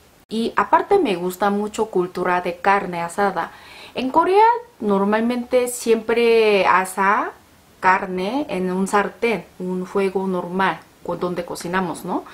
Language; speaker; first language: Spanish; non-native, learner; Korean